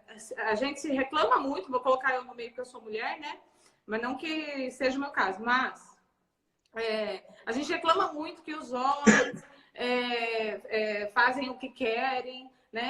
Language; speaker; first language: Portuguese; native; Portuguese